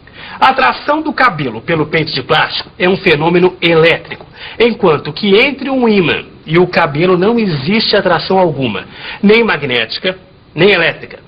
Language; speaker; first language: Portuguese; native; Portuguese